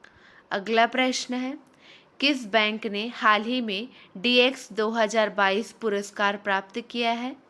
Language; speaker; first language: Hindi; native; Hindi